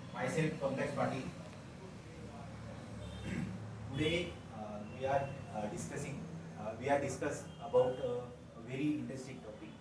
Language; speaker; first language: English; non-native, local second language; Marathi